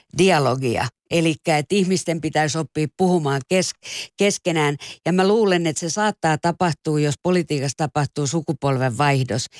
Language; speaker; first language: Finnish; native; Finnish